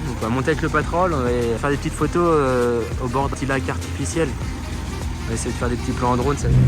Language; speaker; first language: French; native; French